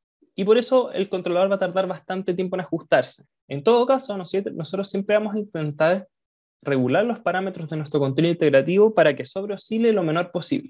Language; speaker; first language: Spanish; native; Spanish